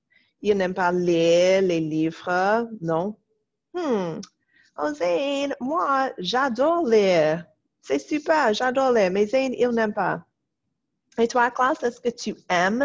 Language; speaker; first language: French; non-native, fluent; English